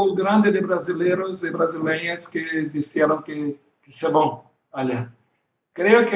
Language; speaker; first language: Spanish; non-native, learner; Portuguese